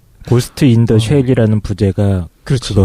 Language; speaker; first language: Korean; native; Korean